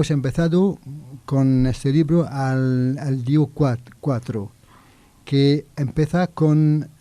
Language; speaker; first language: Spanish; non-native, learner; French